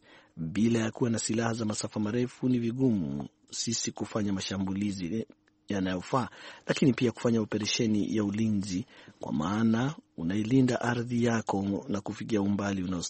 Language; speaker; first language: Swahili; non-native, local second language; Kikuyu